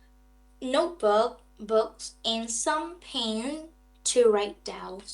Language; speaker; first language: English; non-native, learner; Vietnamese